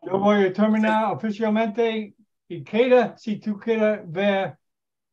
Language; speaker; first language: Spanish; non-native, learner; English